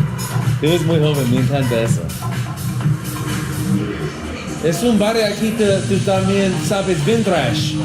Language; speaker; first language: Spanish; non-native, learner; English